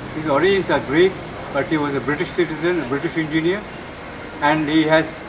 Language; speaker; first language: English; non-native, local second language; Sinhala